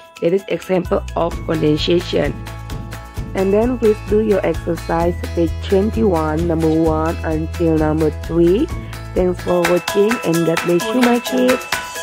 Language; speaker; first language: English; non-native, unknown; Indonesian